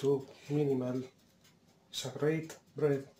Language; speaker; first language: English; non-native, learner; Spanish